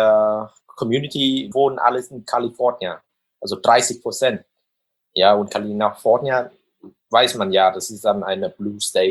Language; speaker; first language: German; non-native, fluent; Vietnamese